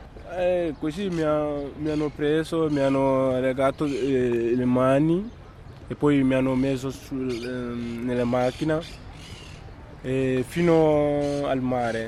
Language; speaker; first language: Italian; non-native, learner; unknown